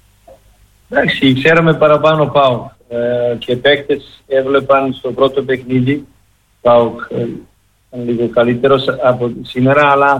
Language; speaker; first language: Greek; non-native, learner; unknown